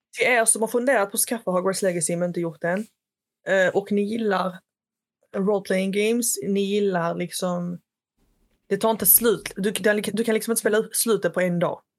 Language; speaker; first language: Swedish; early bilingual, other home language; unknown